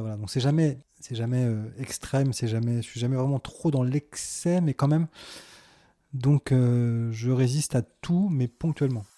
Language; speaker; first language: French; native; French